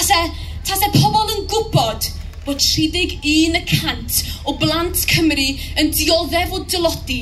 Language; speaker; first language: Welsh; non-native, local second language; English